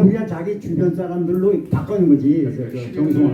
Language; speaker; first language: Korean; native; Korean